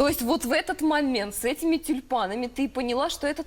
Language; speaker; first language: Russian; native; Russian